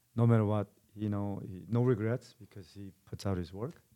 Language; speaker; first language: English; non-native, fluent; Korean